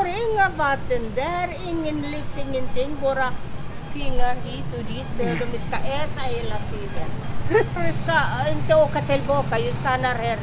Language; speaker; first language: Swedish; non-native, learner; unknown